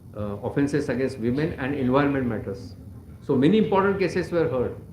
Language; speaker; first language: English; non-native, local second language; Marathi